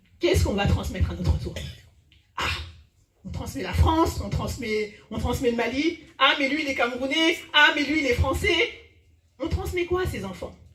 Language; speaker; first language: French; early bilingual, other home language; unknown